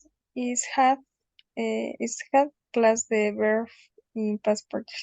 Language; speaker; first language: English; non-native, learner; Spanish